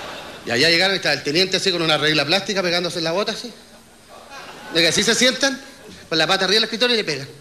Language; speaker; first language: Spanish; native; Spanish